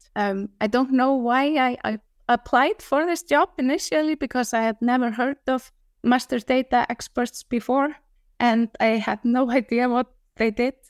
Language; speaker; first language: English; non-native, fluent; Icelandic